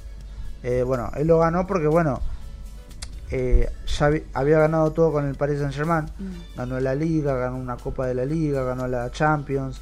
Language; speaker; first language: Spanish; native; Spanish